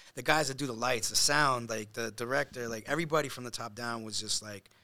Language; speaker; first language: English; native; English